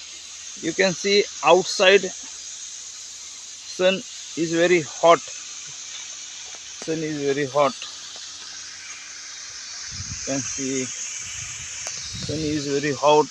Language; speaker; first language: English; non-native, learner; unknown